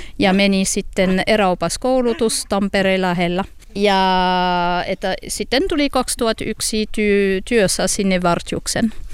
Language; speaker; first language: Finnish; non-native, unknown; French